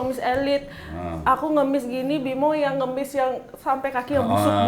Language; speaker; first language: Indonesian; native; Indonesian